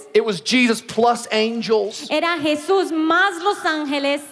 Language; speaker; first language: English; native; English